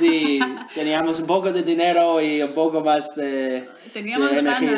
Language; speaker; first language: Spanish; non-native, learner; English